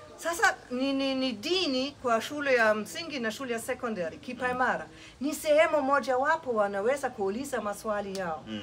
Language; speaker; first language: Swahili; non-native, fluent; German